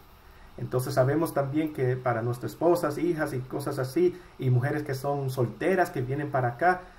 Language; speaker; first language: Spanish; early bilingual, heritage; Spanish